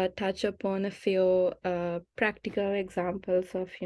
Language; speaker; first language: English; non-native, local second language; Sinhala